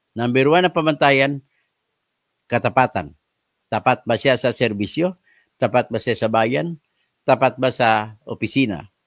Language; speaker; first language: Filipino; non-native, local second language; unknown